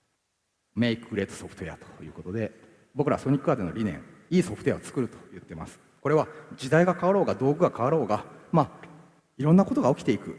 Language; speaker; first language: Japanese; native; Japanese